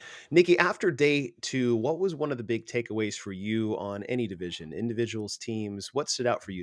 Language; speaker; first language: English; native; English